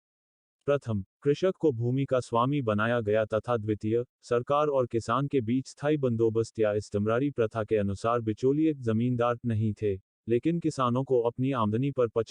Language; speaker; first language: Hindi; native; Hindi